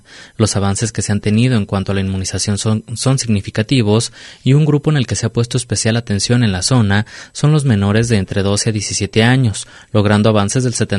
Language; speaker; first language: Spanish; native; Spanish